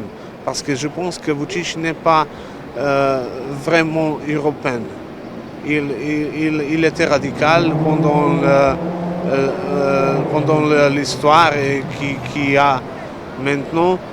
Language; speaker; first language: French; non-native, learner; Serbian